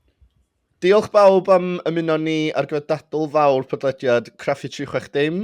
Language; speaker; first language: Welsh; native; Welsh